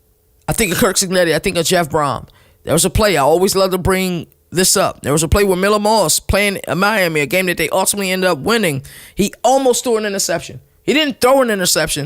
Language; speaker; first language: English; native; English